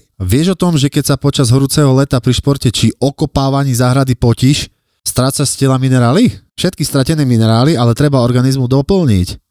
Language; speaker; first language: Slovak; native; Slovak